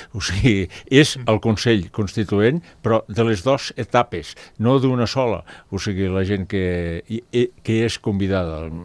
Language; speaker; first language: Catalan; native; Catalan